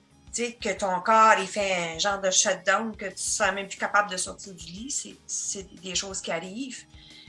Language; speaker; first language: French; native; French